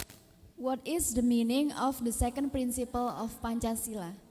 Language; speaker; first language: English; non-native, fluent; Indonesian